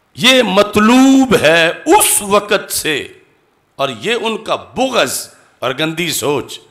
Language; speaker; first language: Urdu; non-native, local second language; Punjabi